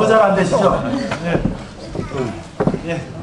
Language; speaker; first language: Korean; native; Korean